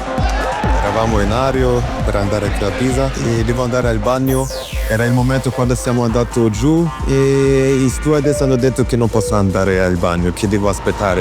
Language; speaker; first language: Italian; non-native, fluent; German